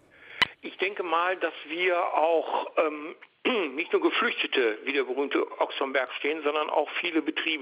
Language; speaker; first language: German; native; German